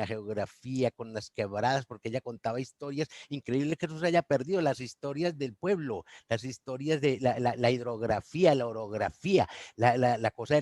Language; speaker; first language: Spanish; native; Spanish